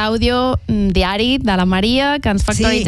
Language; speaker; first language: Catalan; native; Catalan